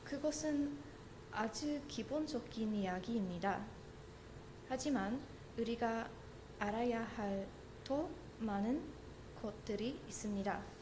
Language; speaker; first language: Korean; non-native, learner; English